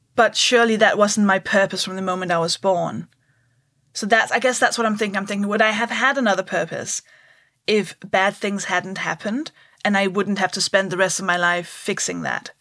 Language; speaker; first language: English; non-native, fluent; Danish